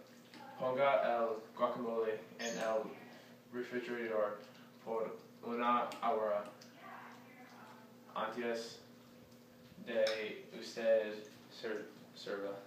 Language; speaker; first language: Spanish; non-native, learner; English